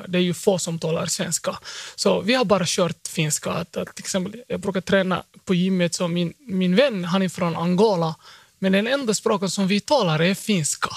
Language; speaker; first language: Swedish; early bilingual, other home language; Somali